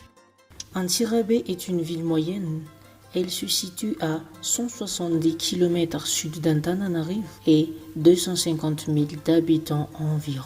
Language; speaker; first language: French; non-native, local second language; Malagasy